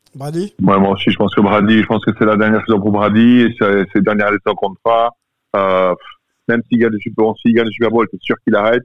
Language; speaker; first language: French; native; French